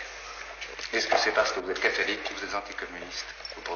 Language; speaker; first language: French; native; French